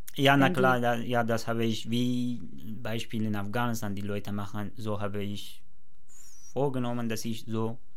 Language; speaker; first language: German; non-native, learner; Persian